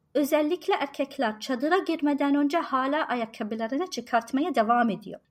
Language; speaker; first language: Turkish; non-native, fluent; Arabic